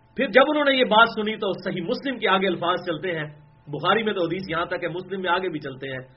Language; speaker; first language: Urdu; non-native, local second language; Punjabi